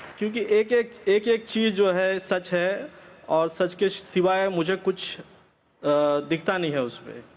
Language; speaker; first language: Hindi; non-native, local second language; Marathi